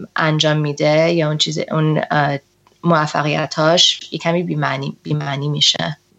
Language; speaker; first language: Persian; early bilingual, heritage; Persian